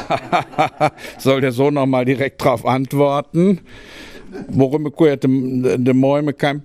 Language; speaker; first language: German; native; German